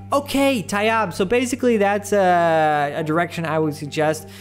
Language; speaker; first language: English; native; English